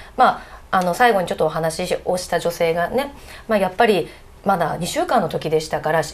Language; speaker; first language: Japanese; native; Japanese